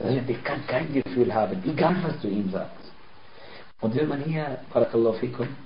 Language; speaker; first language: German; non-native, fluent; Arabic